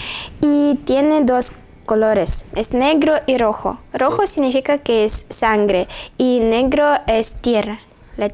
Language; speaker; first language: Spanish; non-native, learner; Russian